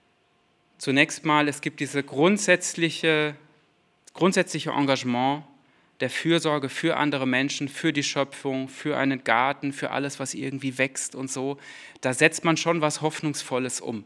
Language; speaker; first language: German; native; German